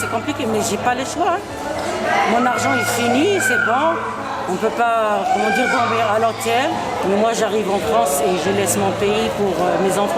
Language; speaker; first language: French; non-native, local second language; Arabic